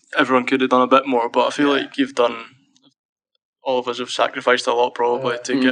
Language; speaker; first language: English; native; English